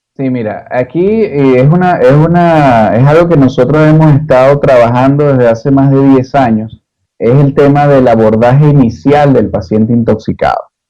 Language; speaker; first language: Spanish; native; Spanish